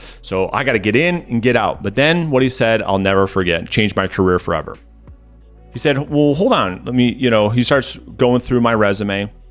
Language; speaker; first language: English; native; English